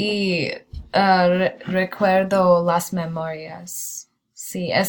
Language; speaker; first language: Spanish; non-native, learner; English